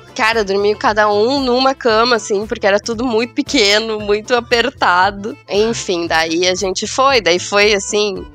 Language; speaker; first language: Portuguese; native; Portuguese